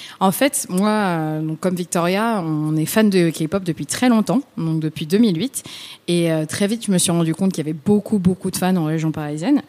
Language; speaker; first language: French; early bilingual, other home language; Vietnamese